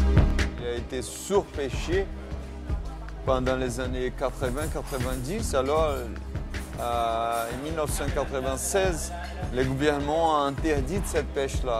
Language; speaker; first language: French; non-native, fluent; Portuguese